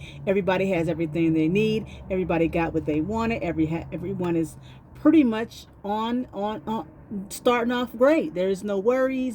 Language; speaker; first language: English; native; English